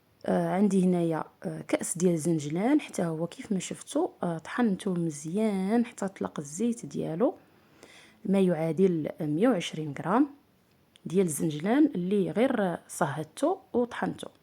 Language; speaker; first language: Arabic; native; Arabic